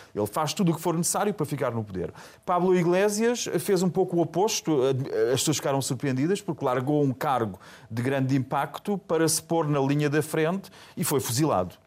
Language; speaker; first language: Portuguese; non-native, fluent; German